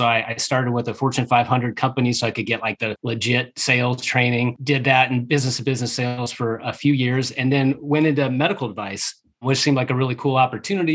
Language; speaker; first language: English; native; English